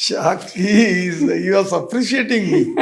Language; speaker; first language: Telugu; non-native, learner; Tamil